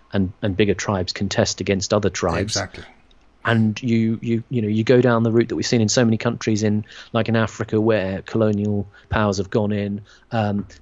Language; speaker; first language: English; native; English